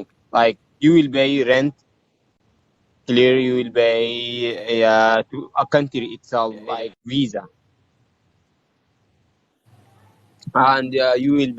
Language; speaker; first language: English; non-native, learner; Arabic